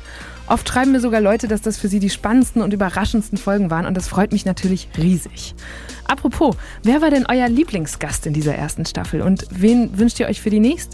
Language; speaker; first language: German; native; German